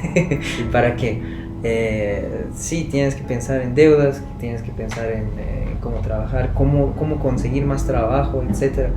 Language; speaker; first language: Spanish; non-native, fluent; Persian